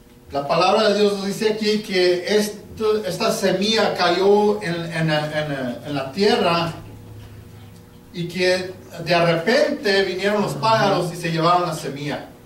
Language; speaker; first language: Spanish; native; Spanish